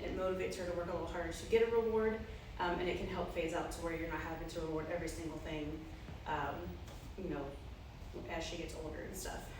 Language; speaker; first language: English; native; English